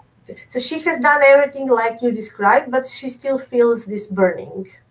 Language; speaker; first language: English; non-native, fluent; Croatian